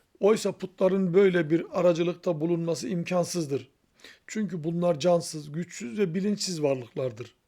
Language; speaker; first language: Turkish; native; Turkish